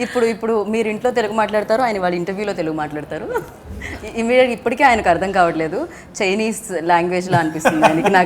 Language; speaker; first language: Telugu; native; Telugu